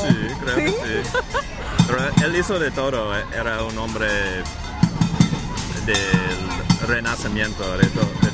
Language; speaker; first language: Spanish; non-native, fluent; English